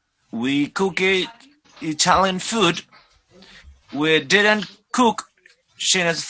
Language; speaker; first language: English; non-native, learner; Spanish